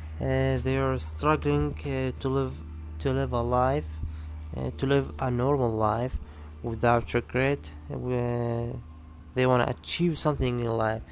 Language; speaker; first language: English; non-native, learner; Arabic